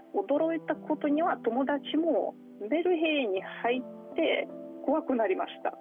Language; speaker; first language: Japanese; non-native, fluent; Russian